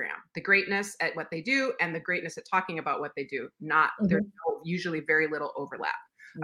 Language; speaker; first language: English; native; English